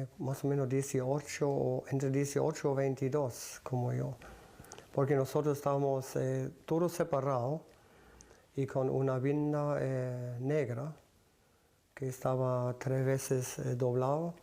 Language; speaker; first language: Spanish; early bilingual, other home language; German